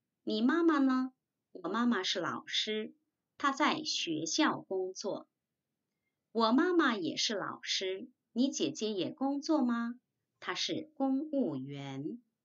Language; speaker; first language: Chinese; non-native, fluent; Korean